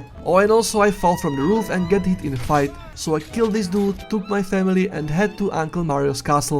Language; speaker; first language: English; non-native, fluent; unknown